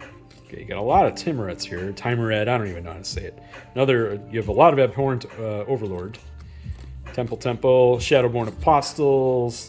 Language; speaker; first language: English; native; English